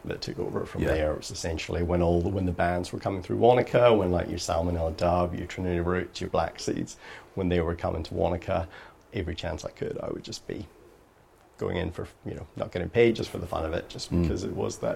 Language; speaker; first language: English; native; English